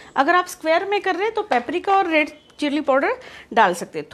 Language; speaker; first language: Hindi; non-native, local second language; Marathi